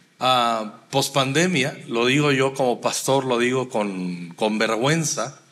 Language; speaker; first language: Spanish; native; Spanish